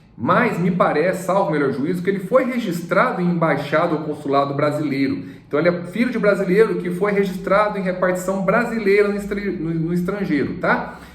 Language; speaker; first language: Portuguese; native; Portuguese